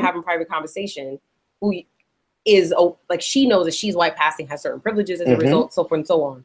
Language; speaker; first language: English; early bilingual, other home language; Spanish